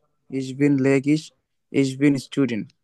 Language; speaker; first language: German; non-native, learner; Bangla